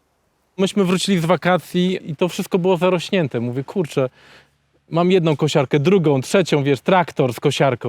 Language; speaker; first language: Polish; native; Polish